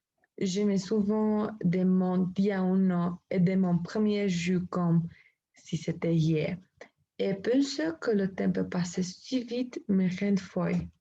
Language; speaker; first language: French; non-native, learner; Spanish